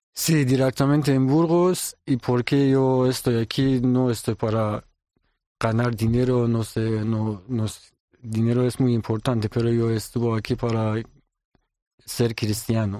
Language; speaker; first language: Spanish; non-native, learner; Persian